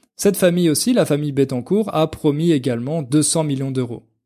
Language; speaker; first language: French; native; French